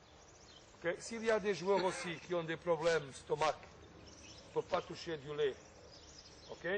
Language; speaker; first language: French; non-native, fluent; Portuguese